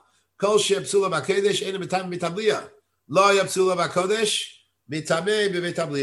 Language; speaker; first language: Hebrew; non-native, fluent; English